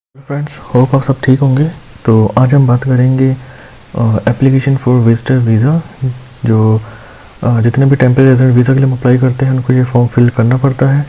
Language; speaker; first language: Hindi; non-native, local second language; Punjabi